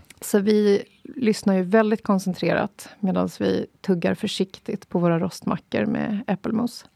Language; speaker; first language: Swedish; native; Swedish